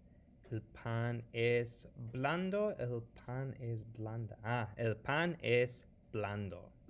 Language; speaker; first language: Spanish; non-native, fluent; English